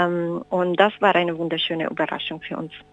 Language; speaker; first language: German; non-native, fluent; Spanish